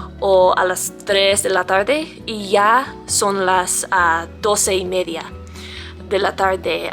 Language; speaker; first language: Spanish; non-native, learner; English